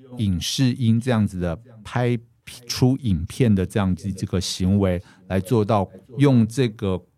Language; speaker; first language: Chinese; native; Chinese